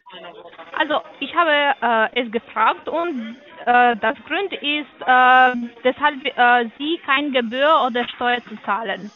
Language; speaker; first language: German; non-native, learner; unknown